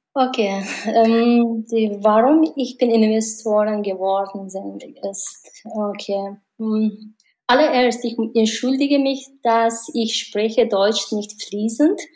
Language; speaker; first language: German; non-native, learner; Mongolian